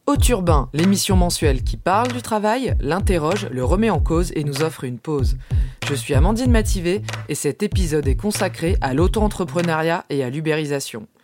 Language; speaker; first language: French; native; French